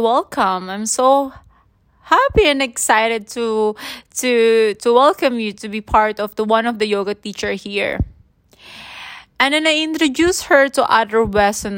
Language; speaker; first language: English; non-native, local second language; Filipino